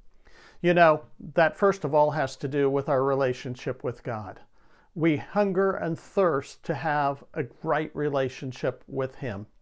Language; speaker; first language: English; native; English